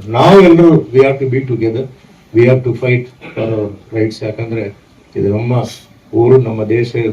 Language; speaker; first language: Kannada; non-native, fluent; Tulu